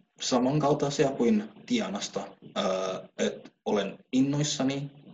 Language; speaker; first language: Finnish; early bilingual, other home language; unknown